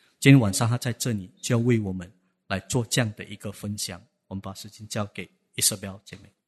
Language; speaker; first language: Chinese; native; Chinese